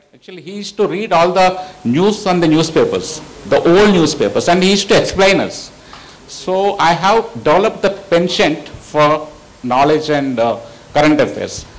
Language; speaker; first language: English; non-native, local second language; Telugu